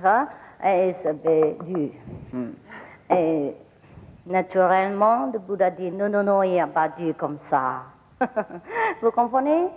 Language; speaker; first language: French; non-native, learner; Vietnamese